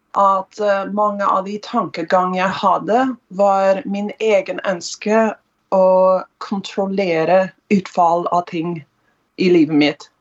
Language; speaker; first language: Norwegian; non-native, fluent; English